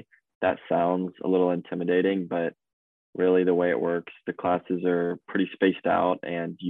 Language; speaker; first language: English; native; English